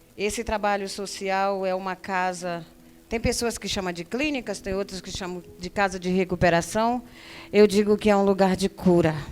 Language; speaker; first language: Portuguese; native; Portuguese